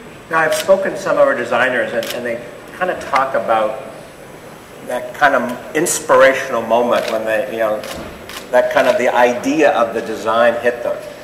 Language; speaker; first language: English; native; English